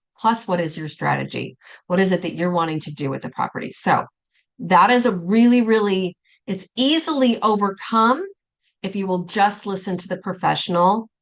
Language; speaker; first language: English; native; English